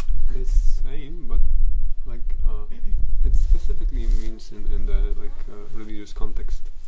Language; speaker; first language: English; non-native, fluent; Polish